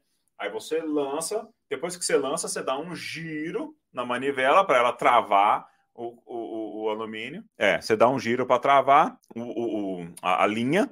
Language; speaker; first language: Portuguese; native; Portuguese